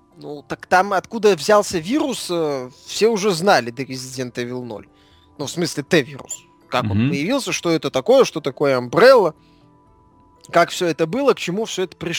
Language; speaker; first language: Russian; native; Russian